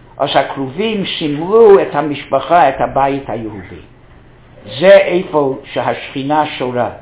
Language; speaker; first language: Hebrew; non-native, fluent; English